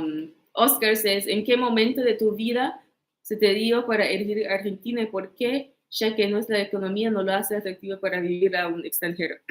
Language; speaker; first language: Spanish; non-native, fluent; English